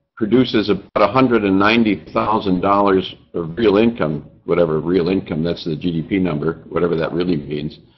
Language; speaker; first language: English; native; English